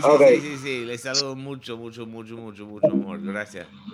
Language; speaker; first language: Spanish; non-native, learner; English